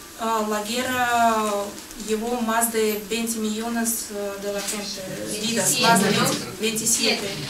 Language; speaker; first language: Spanish; non-native, fluent; Russian